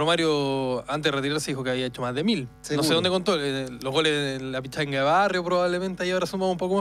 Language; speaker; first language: Spanish; native; Spanish